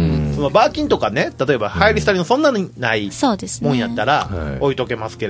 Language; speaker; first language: Japanese; native; Japanese